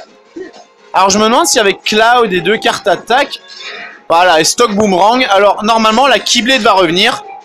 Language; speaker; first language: French; native; French